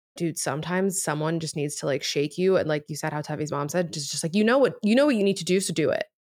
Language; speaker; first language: English; early bilingual, other home language; Spanish